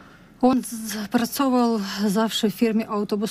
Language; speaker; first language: Polish; non-native, learner; Russian